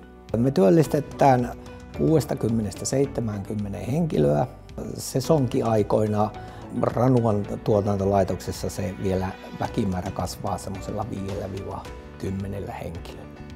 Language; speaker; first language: Finnish; native; Finnish